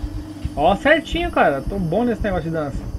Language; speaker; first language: Portuguese; native; Portuguese